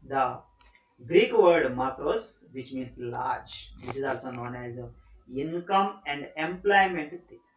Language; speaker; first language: English; non-native, local second language; Telugu